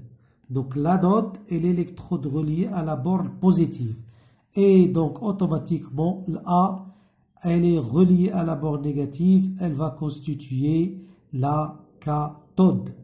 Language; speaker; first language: French; non-native, local second language; Arabic